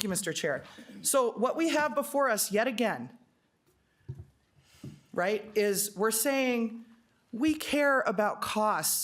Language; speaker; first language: English; native; English